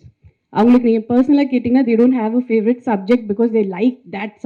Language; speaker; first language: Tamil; non-native, fluent; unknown